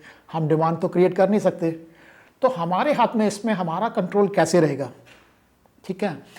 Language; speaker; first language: Hindi; native; Hindi